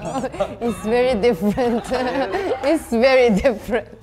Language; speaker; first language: English; non-native, fluent; Turkish